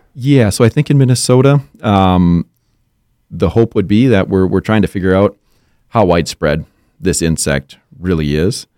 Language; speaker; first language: English; native; English